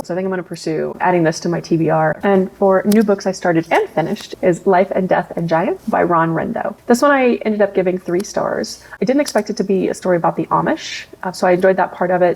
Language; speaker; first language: English; native; English